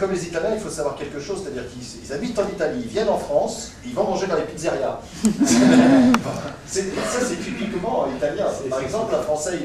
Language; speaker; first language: French; native; French